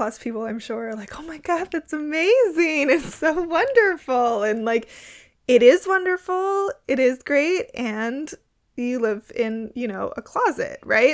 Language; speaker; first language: English; native; English